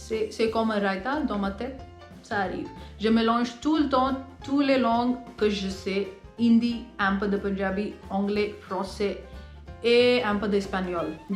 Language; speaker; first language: French; non-native, learner; Hindi